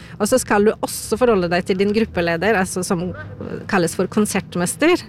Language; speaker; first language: Norwegian; non-native, fluent; Polish